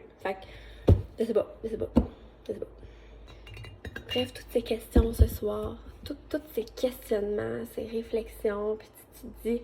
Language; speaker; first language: French; native; French